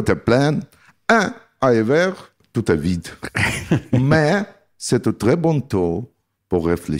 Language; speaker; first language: French; non-native, learner; Russian